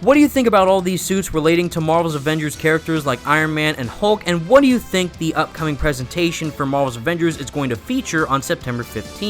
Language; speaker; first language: English; native; English